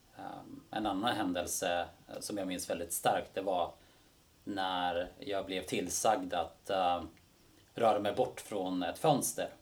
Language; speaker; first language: Swedish; early bilingual, other home language; Bosnian